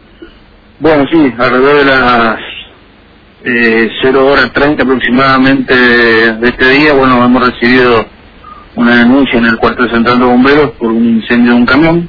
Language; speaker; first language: Spanish; native; Spanish